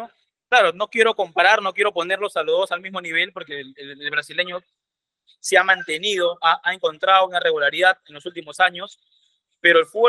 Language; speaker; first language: Spanish; native; Spanish